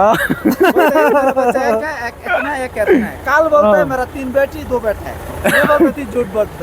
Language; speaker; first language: Hindi; non-native, learner; Bangla